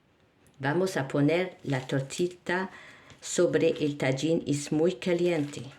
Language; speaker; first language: Spanish; non-native, learner; Arabic